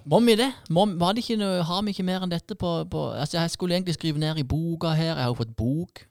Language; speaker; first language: Norwegian; native; Norwegian